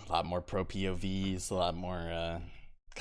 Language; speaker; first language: English; native; English